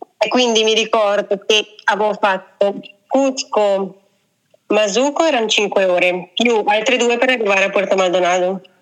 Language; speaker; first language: Italian; native; Italian